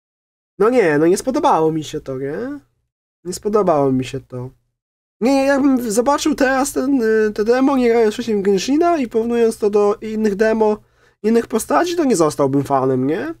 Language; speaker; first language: Polish; native; Polish